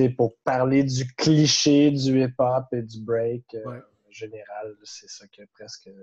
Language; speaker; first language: French; native; French